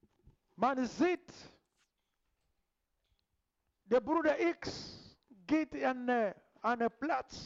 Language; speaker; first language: German; non-native, fluent; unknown